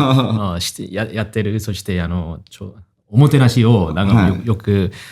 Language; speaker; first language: Japanese; non-native, fluent; Korean